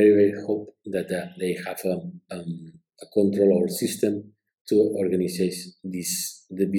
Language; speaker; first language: English; non-native, learner; Spanish